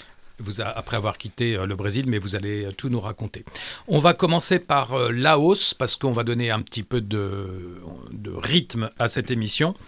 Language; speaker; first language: French; native; French